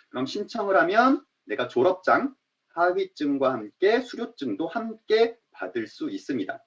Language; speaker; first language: Korean; native; Korean